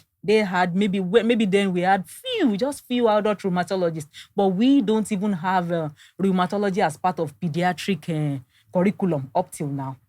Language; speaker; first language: English; non-native, local second language; Yoruba